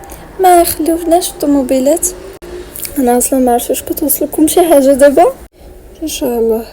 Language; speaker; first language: Arabic; native; Arabic